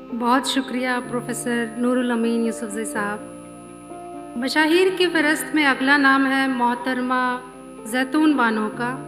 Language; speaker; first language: Urdu; non-native, local second language; Pashto